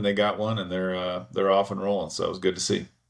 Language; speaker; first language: English; native; English